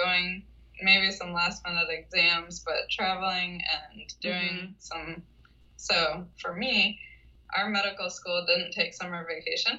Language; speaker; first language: English; native; English